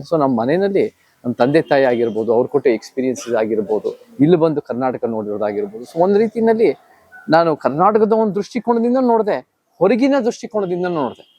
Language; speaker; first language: Kannada; early bilingual, heritage; Kannada